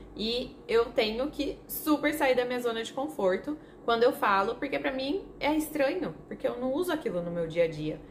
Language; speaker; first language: Portuguese; non-native, fluent; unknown